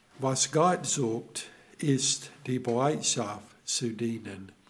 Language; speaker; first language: German; non-native, learner; English